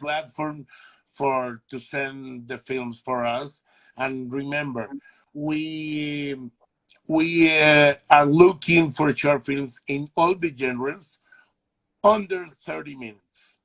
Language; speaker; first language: English; non-native, learner; Spanish